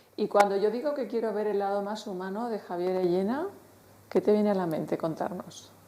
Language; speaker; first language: Spanish; native; Spanish